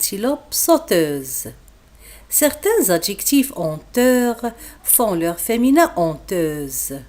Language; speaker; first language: French; non-native, local second language; Arabic